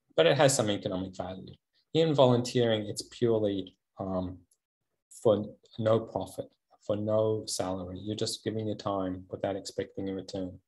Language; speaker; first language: English; native; English